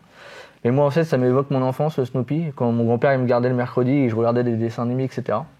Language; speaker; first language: French; native; French